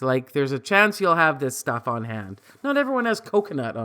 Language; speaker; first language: English; native; English